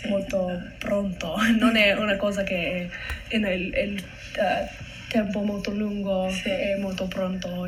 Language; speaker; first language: Italian; non-native, learner; English